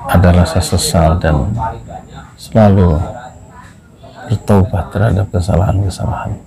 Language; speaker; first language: Indonesian; native; Indonesian